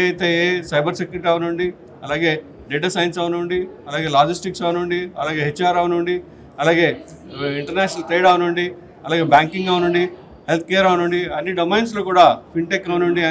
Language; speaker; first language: Telugu; native; Telugu